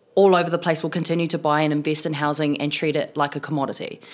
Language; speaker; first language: English; native; English